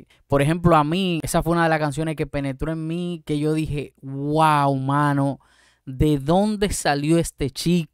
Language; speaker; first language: Spanish; native; Spanish